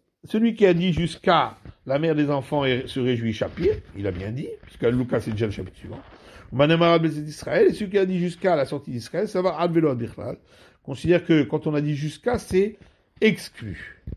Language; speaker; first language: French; native; French